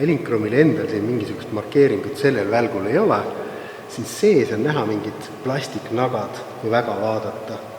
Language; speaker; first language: Estonian; native; Estonian